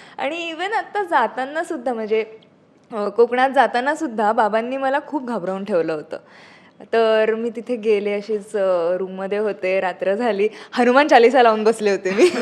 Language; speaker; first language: Marathi; native; Marathi